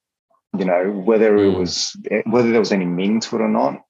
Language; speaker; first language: English; native; English